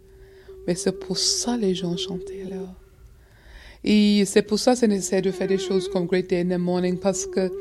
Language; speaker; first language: French; non-native, fluent; English